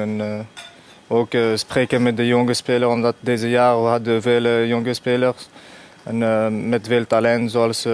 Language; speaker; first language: Dutch; non-native, fluent; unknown